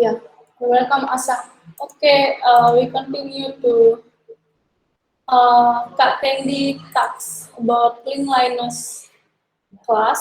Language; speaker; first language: English; non-native, learner; Indonesian